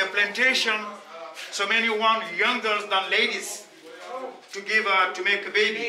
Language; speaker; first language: English; non-native, learner; Wolof